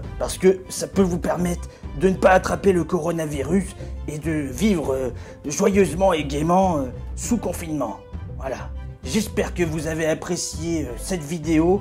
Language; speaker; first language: French; native; French